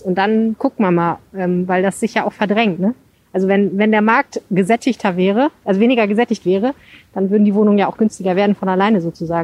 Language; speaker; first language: German; native; German